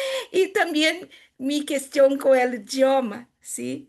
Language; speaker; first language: Spanish; non-native, fluent; Portuguese